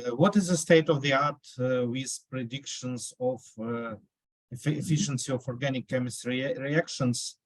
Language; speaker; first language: English; non-native, fluent; Ukrainian